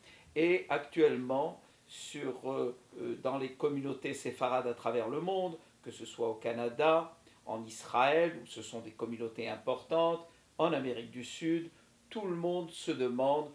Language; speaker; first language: French; native; French